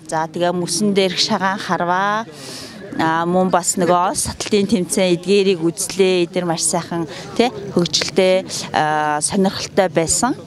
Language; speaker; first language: Mongolian; non-native, fluent; French